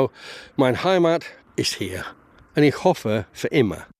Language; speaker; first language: German; non-native, learner; English